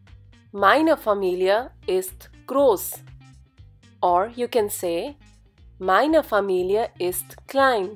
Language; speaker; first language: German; non-native, fluent; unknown